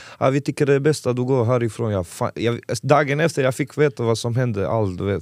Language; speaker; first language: Swedish; non-native, fluent; Serbian